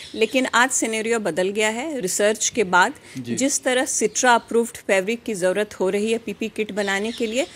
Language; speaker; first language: Hindi; native; Hindi